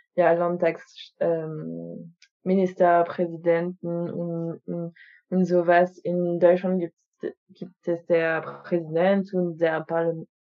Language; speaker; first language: German; non-native, fluent; French